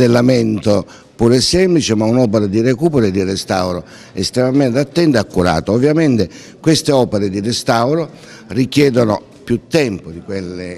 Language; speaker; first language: Italian; native; Italian